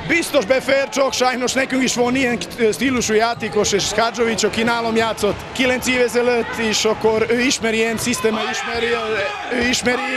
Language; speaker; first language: Hungarian; non-native, learner; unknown